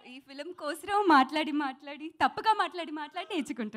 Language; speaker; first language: Telugu; non-native, learner; Tamil